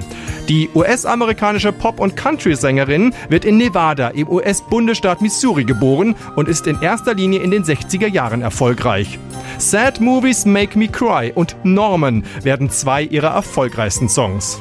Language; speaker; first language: German; native; German